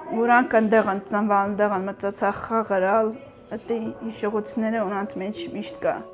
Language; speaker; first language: Armenian; native; Armenian